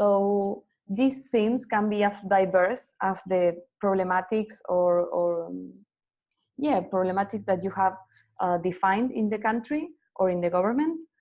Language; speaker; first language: English; non-native, fluent; Spanish